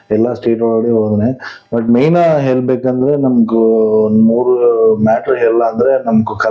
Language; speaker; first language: Kannada; non-native, local second language; Tamil